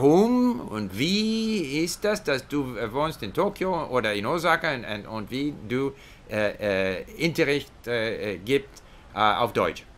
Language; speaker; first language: German; non-native, learner; English